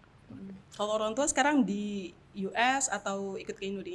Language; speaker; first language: Indonesian; native; Indonesian